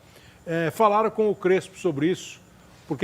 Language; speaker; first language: Portuguese; native; Portuguese